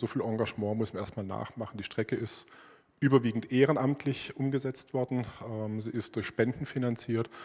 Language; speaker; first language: German; native; German